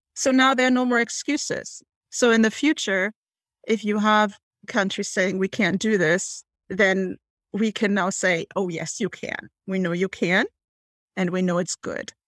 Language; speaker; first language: English; non-native, fluent; German